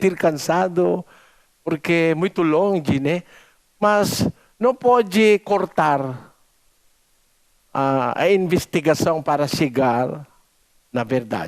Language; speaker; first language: Portuguese; non-native, learner; Filipino